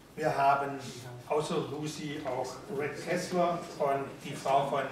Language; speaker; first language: German; native; German